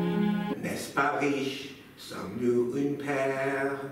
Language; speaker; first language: French; non-native, fluent; English